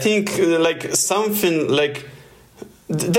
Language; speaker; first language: English; non-native, learner; Russian